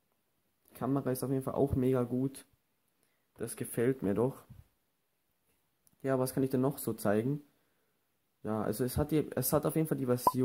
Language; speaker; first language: German; native; German